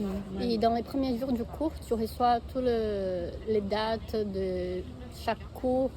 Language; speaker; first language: French; non-native, fluent; Portuguese